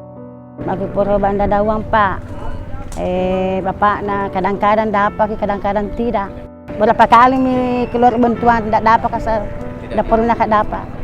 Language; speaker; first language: Indonesian; non-native, local second language; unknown